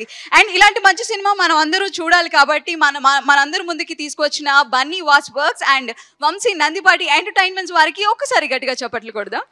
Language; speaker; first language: Telugu; native; Telugu